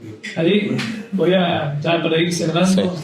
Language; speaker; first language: Spanish; native; Spanish